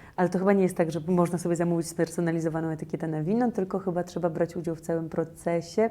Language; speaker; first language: Polish; native; Polish